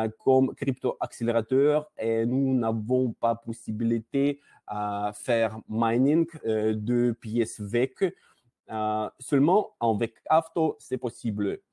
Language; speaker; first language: French; non-native, learner; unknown